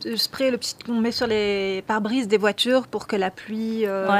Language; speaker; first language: French; native; French